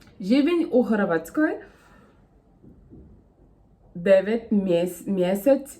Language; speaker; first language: Bosnian; non-native, learner; Portuguese